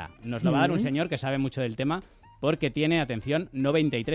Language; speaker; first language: Spanish; native; Spanish